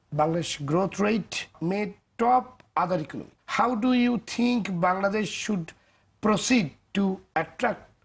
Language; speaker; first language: English; non-native, local second language; Bangla